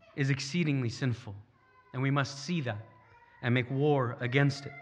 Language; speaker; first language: English; native; English